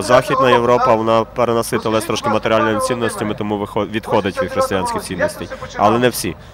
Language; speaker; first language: Ukrainian; native; Ukrainian